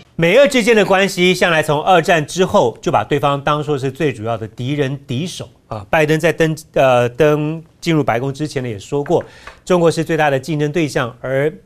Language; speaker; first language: Chinese; native; Chinese